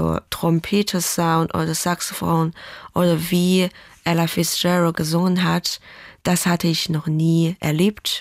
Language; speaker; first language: German; non-native, fluent; Chinese